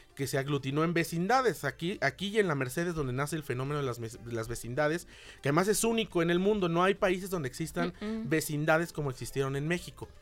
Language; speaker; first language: Spanish; native; Spanish